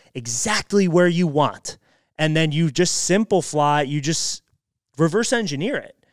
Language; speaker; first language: English; native; English